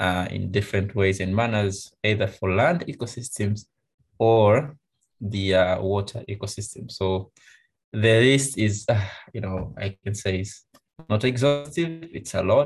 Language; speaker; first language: English; non-native, local second language; Swahili